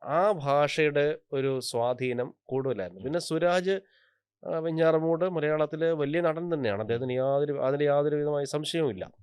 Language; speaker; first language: Malayalam; native; Malayalam